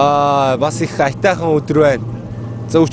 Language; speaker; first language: Mongolian; native; Mongolian